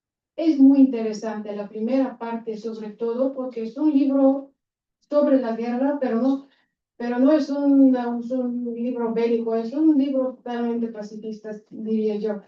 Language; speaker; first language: Spanish; non-native, fluent; Bulgarian